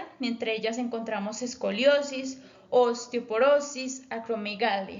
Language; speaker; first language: Spanish; native; Spanish